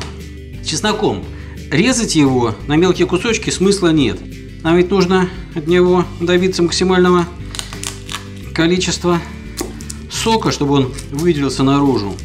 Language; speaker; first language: Russian; native; Russian